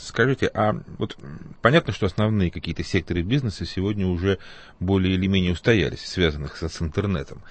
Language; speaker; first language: Russian; native; Russian